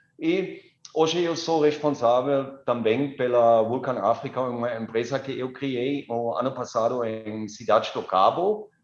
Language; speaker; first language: Portuguese; non-native, fluent; German